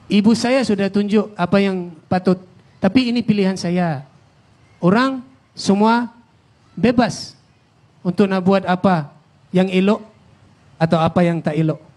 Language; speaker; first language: Indonesian; non-native, fluent; Filipino